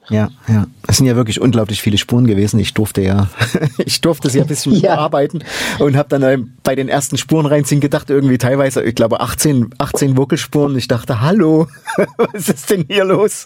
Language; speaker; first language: German; native; German